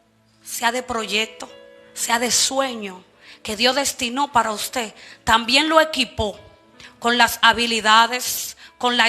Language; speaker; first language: Spanish; native; Spanish